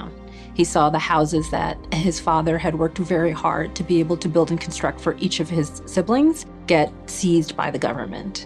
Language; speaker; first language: English; native; English